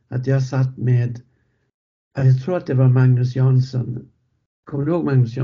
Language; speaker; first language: Swedish; non-native, fluent; English